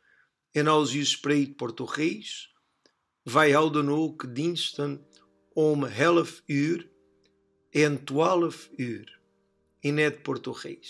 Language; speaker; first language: Dutch; non-native, learner; Portuguese